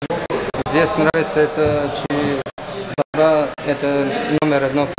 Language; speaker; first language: Russian; non-native, learner; Bulgarian